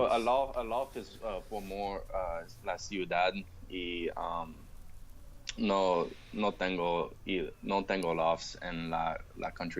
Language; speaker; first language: Spanish; non-native, learner; English